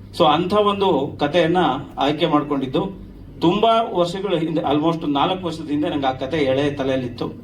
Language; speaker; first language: Kannada; native; Kannada